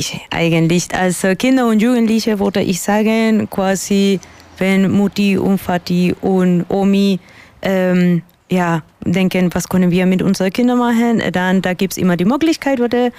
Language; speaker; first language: German; non-native, fluent; Spanish